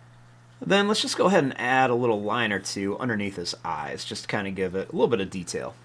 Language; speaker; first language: English; native; English